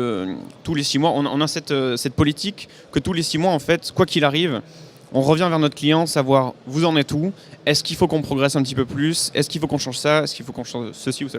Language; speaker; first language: French; native; French